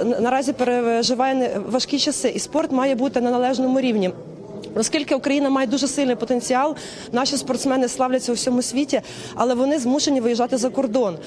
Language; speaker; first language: Ukrainian; native; Ukrainian